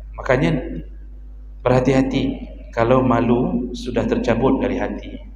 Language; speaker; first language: Malay; non-native, local second language; Achinese